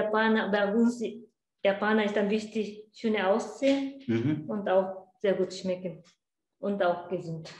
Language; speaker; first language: German; non-native, learner; Japanese